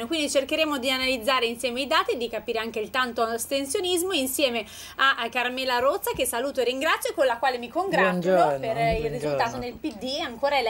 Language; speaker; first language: Italian; native; Italian